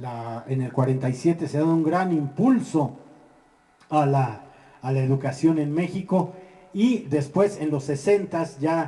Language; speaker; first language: Spanish; native; Spanish